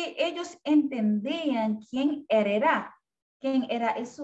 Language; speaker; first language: Spanish; non-native, fluent; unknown